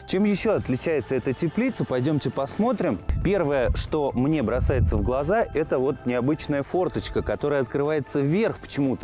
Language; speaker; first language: Russian; native; Russian